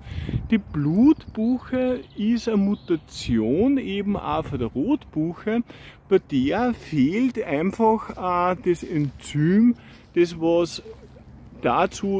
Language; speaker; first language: German; native; German